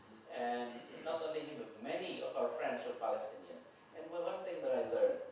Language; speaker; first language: English; non-native, fluent; Indonesian